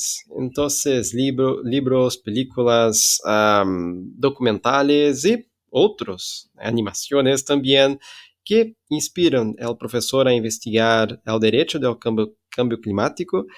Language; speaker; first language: Spanish; non-native, fluent; Portuguese